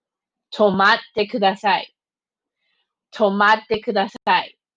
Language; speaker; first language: Japanese; non-native, fluent; English